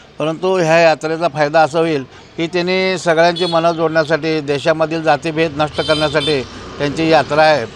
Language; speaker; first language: Marathi; native; Marathi